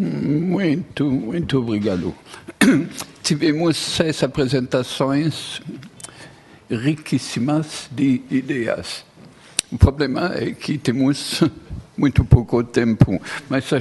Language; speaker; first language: Portuguese; non-native, fluent; French